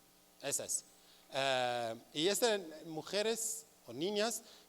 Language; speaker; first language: Spanish; non-native, learner; Kurdish